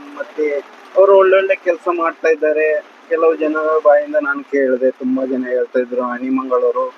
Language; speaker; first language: Kannada; native; Kannada